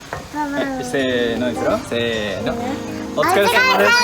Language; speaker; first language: Japanese; native; Japanese